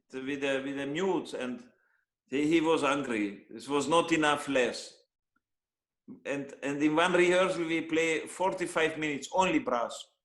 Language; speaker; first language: English; non-native, learner; Hungarian